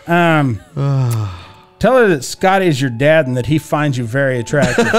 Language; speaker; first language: English; native; English